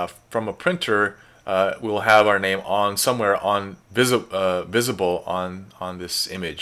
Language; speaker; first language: English; native; English